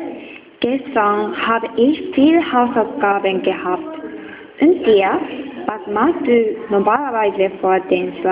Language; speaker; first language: German; non-native, learner; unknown